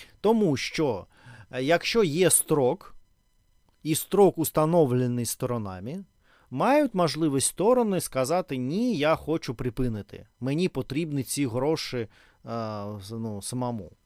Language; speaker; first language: Ukrainian; non-native, learner; Russian